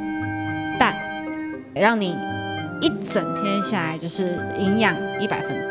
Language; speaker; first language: Chinese; native; Chinese